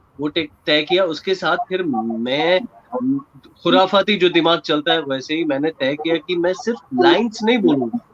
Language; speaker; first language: Hindi; non-native, local second language; Gujarati